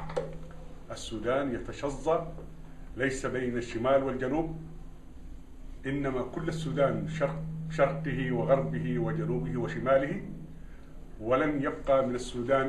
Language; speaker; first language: Arabic; native; Arabic